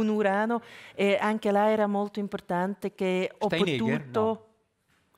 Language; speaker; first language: Italian; non-native, local second language; German